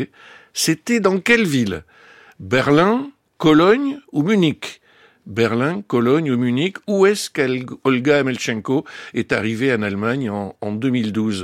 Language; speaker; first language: French; native; French